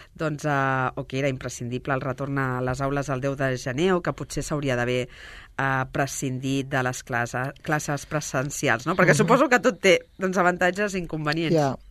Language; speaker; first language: Catalan; native; Catalan